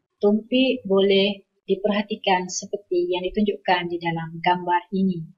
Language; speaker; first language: Malay; non-native, local second language; Iban